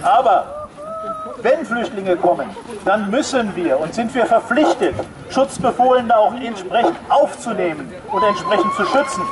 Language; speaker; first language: German; native; German